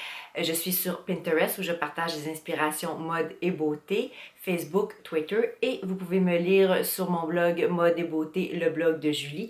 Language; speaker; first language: French; native; French